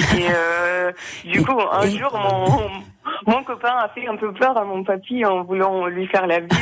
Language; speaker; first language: French; non-native, fluent; German